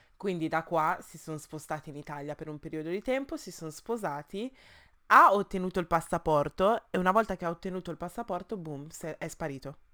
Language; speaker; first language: Italian; early bilingual, other home language; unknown